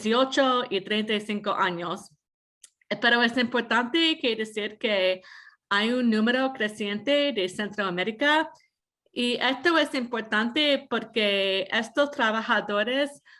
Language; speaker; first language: Spanish; non-native, fluent; English